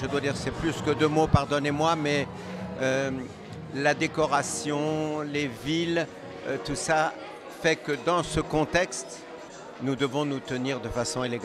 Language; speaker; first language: French; native; French